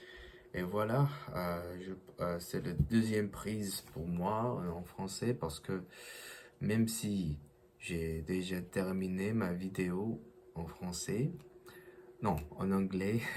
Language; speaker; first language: French; non-native, learner; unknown